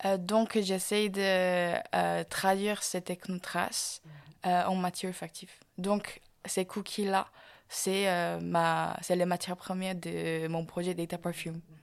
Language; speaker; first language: French; non-native, fluent; Korean